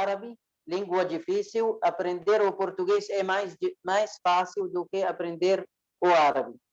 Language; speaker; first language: Portuguese; non-native, fluent; Arabic